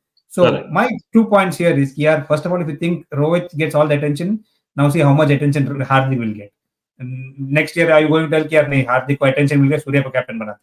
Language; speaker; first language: English; non-native, local second language; Hindi